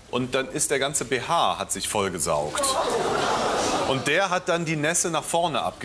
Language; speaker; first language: German; native; German